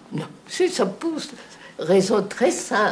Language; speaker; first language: French; non-native, fluent; Telugu